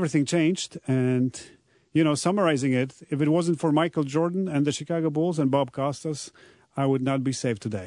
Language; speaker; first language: English; non-native, fluent; Polish